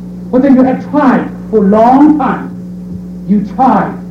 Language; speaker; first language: English; non-native, fluent; Chinese